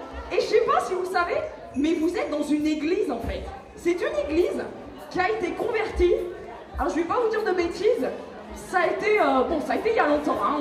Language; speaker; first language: French; native; French